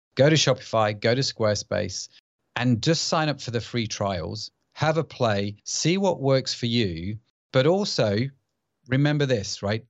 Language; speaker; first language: English; native; English